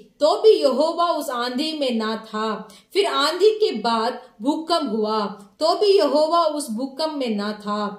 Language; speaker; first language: Hindi; non-native, local second language; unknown